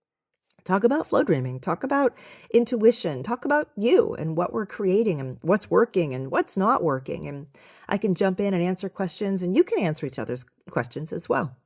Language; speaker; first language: English; native; English